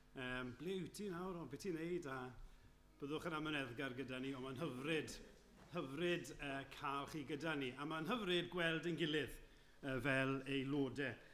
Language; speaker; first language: Welsh; native; Welsh